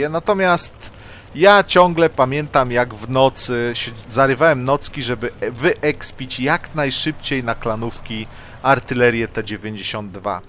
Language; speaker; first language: Polish; native; Polish